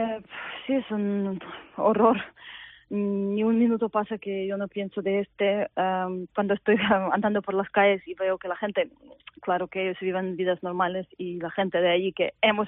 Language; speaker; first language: Spanish; non-native, fluent; Ukrainian